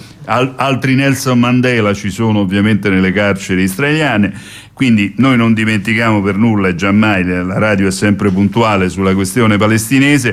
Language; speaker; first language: Italian; native; Italian